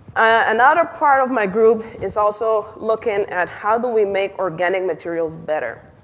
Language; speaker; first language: English; non-native, fluent; Spanish